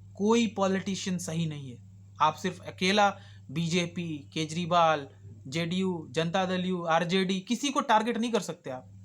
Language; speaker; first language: Hindi; native; Hindi